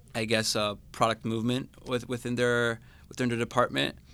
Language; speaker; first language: English; non-native, fluent; Spanish